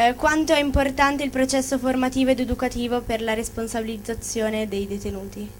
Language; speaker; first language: Italian; non-native, fluent; Albanian